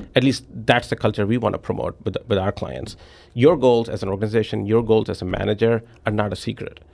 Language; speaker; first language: English; non-native, local second language; Hindi